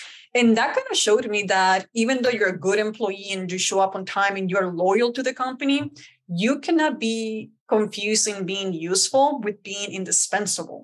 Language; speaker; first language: English; early bilingual, other home language; Spanish